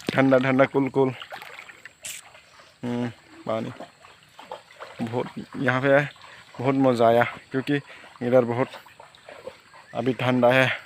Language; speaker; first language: Hindi; non-native, local second language; Kok Borok